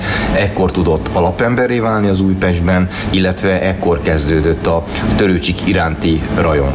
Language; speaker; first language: Hungarian; native; Hungarian